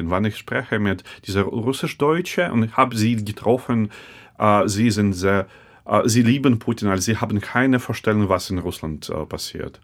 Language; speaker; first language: German; non-native, fluent; Russian